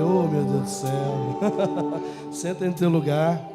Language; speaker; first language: Portuguese; native; Portuguese